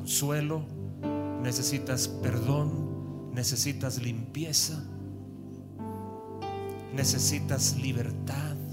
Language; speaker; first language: Spanish; native; Spanish